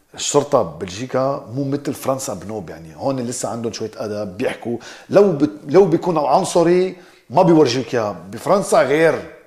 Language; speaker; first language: Arabic; early bilingual, heritage; Arabic